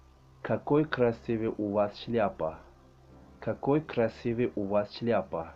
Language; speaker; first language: Russian; non-native, learner; Tajik